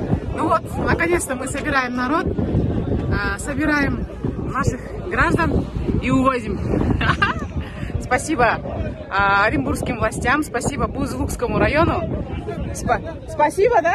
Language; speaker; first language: Russian; non-native, local second language; Kyrgyz